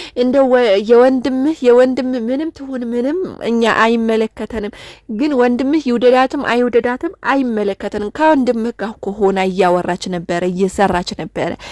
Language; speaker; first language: Amharic; non-native, local second language; Oromo